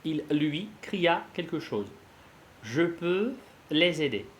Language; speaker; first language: French; non-native, fluent; Russian